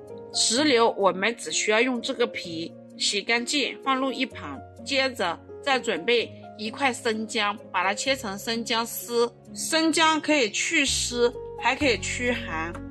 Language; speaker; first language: Chinese; native; Chinese